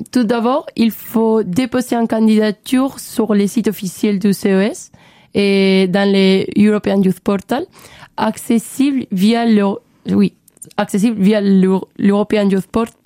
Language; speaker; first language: French; non-native, learner; Spanish